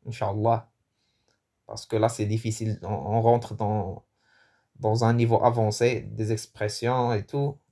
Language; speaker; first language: French; non-native, local second language; Arabic